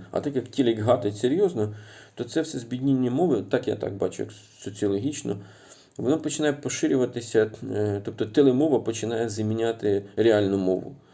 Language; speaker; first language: Ukrainian; native; Ukrainian